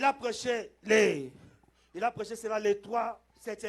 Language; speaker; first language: French; non-native, local second language; Lingala